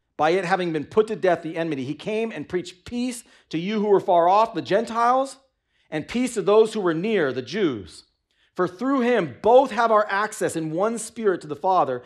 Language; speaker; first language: English; native; English